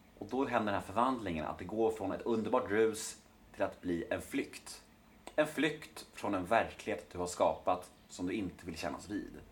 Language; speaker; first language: Swedish; native; Swedish